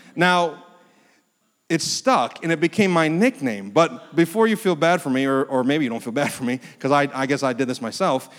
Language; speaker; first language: English; early bilingual, other home language; Korean